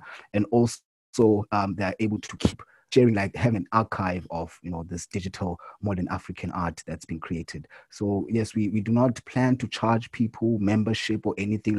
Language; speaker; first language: English; non-native, local second language; Xhosa